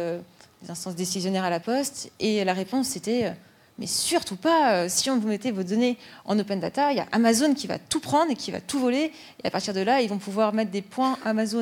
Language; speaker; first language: French; native; French